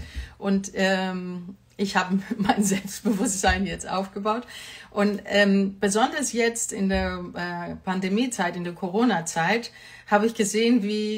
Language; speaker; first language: German; non-native, fluent; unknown